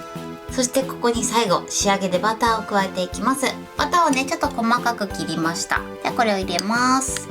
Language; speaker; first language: Japanese; native; Japanese